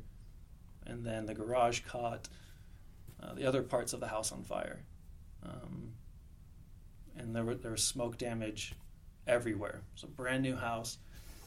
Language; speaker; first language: English; native; English